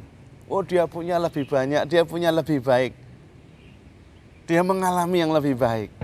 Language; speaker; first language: Indonesian; native; Indonesian